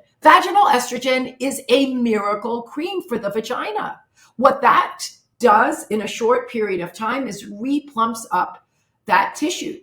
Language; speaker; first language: English; native; English